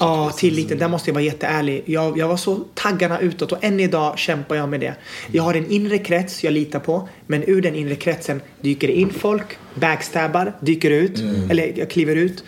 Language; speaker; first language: Swedish; native; Swedish